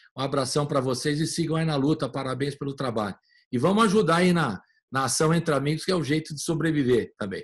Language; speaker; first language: Portuguese; native; Portuguese